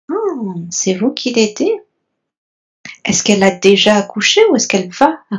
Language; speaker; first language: French; native; French